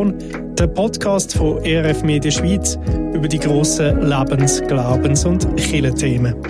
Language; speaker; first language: German; native; German